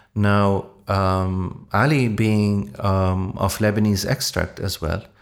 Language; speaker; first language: English; non-native, fluent; Arabic